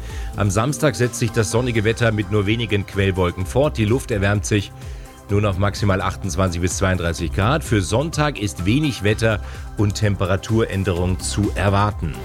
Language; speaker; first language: German; native; German